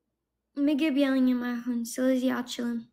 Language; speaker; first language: Amharic; non-native, learner; English